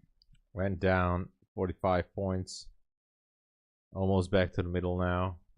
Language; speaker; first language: English; non-native, fluent; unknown